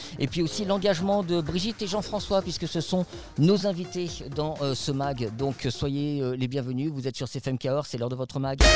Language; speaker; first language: French; native; French